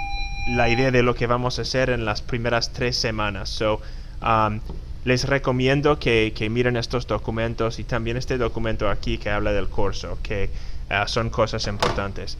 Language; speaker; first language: Spanish; non-native, fluent; English